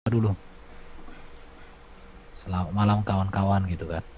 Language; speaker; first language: Indonesian; native; Indonesian